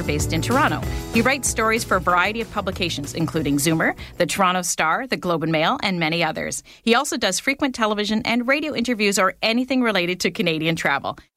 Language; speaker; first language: English; native; English